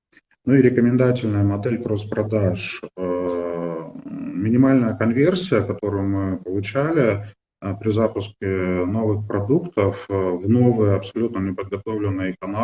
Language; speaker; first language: Russian; native; Russian